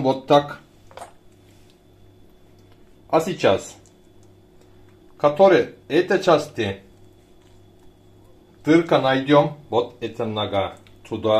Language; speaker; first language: Russian; non-native, learner; Turkish